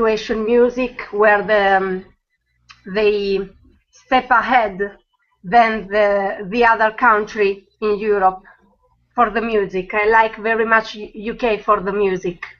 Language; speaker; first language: English; non-native, learner; Italian